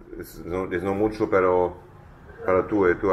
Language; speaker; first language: Spanish; non-native, learner; German